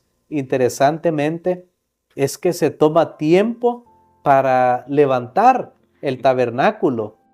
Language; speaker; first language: Spanish; native; Spanish